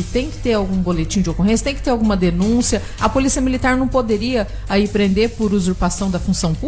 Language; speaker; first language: Portuguese; native; Portuguese